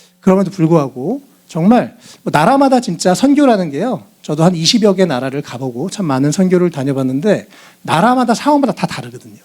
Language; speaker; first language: Korean; native; Korean